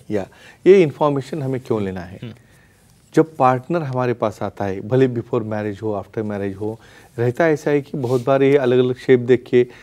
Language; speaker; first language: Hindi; non-native, local second language; Marathi